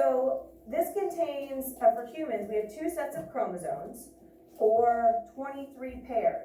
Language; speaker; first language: English; native; English